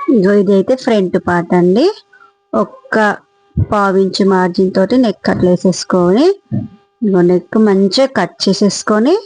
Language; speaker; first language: Telugu; non-native, local second language; Marathi